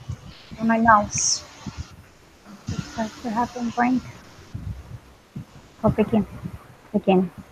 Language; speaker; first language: English; non-native, learner; Spanish